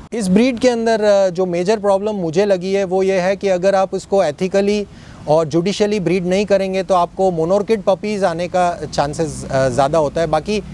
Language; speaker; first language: Hindi; native; Hindi